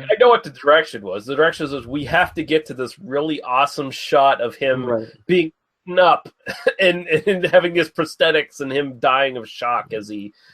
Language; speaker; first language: English; native; English